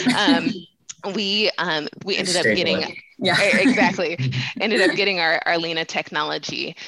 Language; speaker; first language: English; native; English